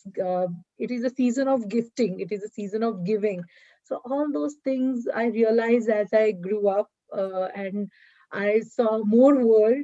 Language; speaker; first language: English; non-native, local second language; Marathi